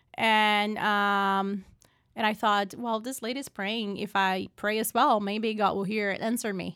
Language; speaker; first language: English; non-native, fluent; Portuguese